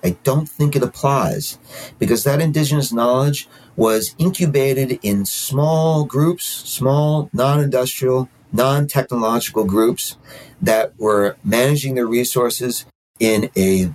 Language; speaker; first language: English; native; English